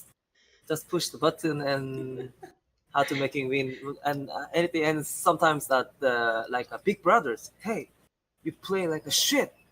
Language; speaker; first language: English; non-native, learner; Korean